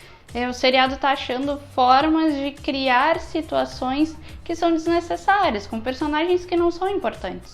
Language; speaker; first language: Portuguese; native; Portuguese